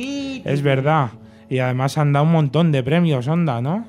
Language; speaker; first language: Spanish; native; Spanish